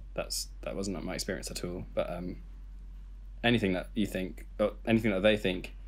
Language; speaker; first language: English; native; English